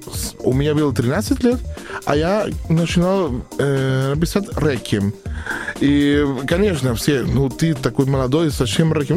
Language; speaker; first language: Russian; non-native, learner; Spanish